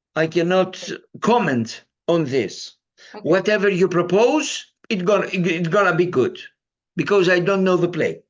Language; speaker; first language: English; non-native, fluent; Greek